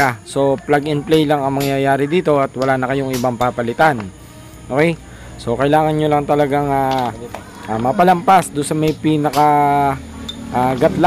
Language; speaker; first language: Filipino; native; Filipino